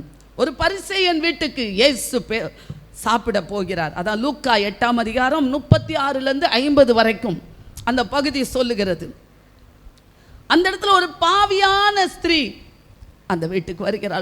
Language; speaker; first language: Tamil; native; Tamil